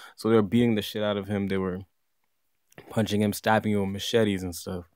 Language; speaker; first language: English; native; English